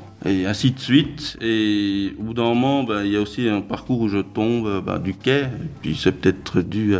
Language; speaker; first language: French; early bilingual, other home language; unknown